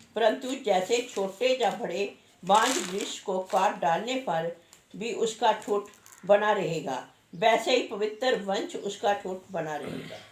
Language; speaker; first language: Hindi; non-native, local second language; Punjabi